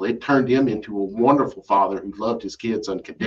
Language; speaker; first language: English; native; English